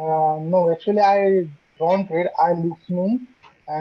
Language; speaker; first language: English; non-native, learner; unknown